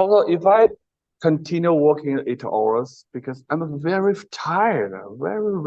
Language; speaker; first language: English; non-native, learner; Chinese